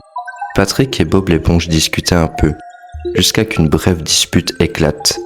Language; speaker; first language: French; native; French